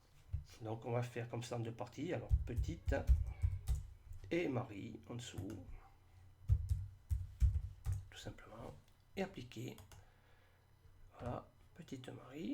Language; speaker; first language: French; native; French